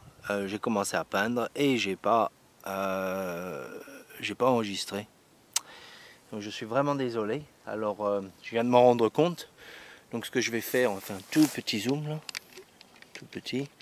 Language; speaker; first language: French; native; French